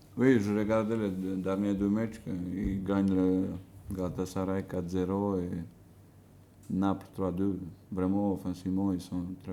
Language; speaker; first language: French; non-native, fluent; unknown